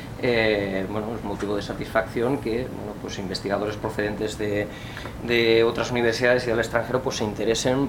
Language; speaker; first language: Spanish; native; Spanish